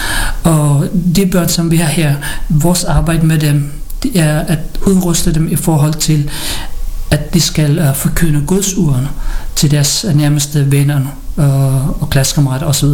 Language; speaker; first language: Danish; non-native, fluent; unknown